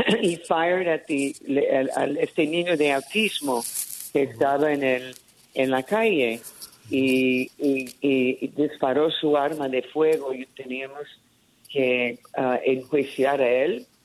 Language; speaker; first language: Spanish; early bilingual, heritage; Spanish